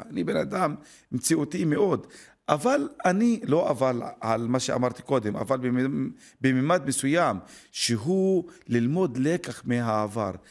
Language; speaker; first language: Hebrew; non-native, local second language; Arabic